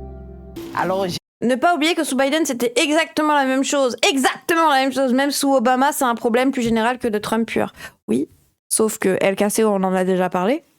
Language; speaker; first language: French; native; French